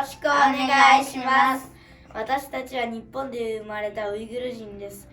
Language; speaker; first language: Japanese; early bilingual, other home language; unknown